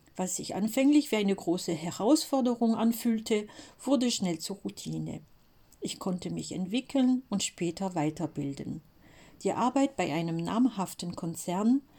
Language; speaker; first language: German; non-native, fluent; French